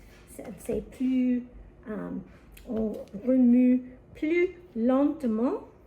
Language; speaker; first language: French; non-native, learner; English